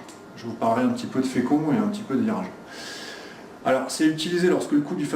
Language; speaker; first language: French; native; French